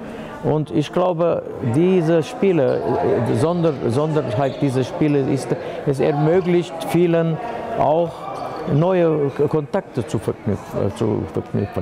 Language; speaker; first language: German; non-native, fluent; Armenian